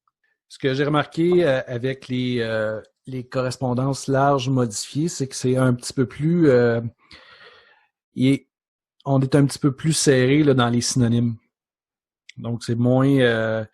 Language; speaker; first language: French; native; French